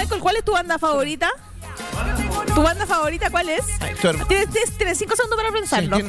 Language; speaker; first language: Spanish; native; Spanish